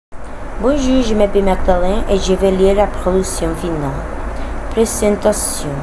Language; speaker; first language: French; non-native, learner; Spanish